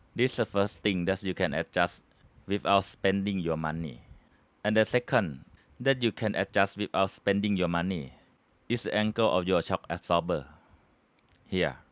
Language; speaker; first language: English; non-native, fluent; Thai